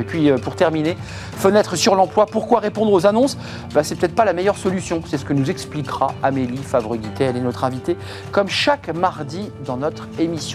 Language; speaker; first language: French; native; French